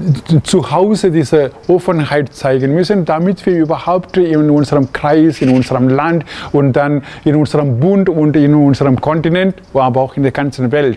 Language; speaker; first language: German; non-native, fluent; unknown